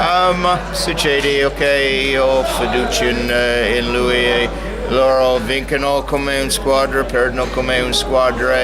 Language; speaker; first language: Italian; non-native, learner; English